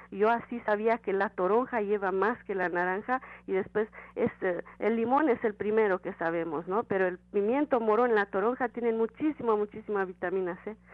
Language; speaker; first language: Spanish; non-native, fluent; Romanian